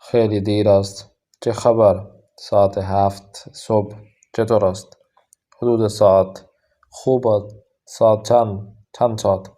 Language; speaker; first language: Persian; non-native, fluent; Urdu